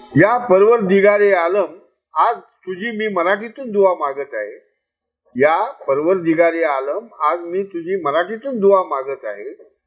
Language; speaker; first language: Marathi; non-native, local second language; Urdu